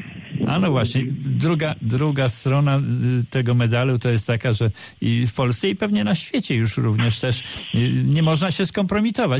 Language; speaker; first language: Polish; native; Polish